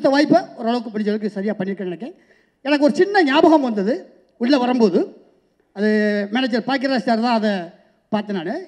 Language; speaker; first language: Tamil; native; Tamil